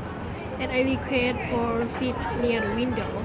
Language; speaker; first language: English; non-native, learner; Thai